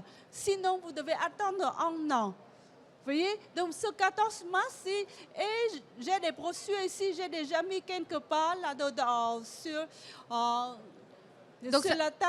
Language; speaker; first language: French; non-native, fluent; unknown